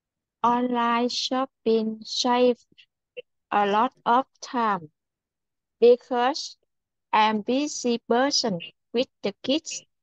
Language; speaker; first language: English; non-native, learner; Vietnamese